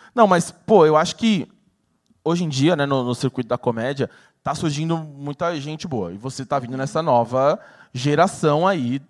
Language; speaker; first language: Portuguese; native; Portuguese